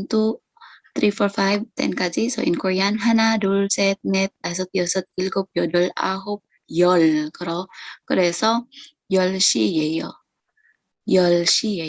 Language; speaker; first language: Korean; non-native, local second language; Filipino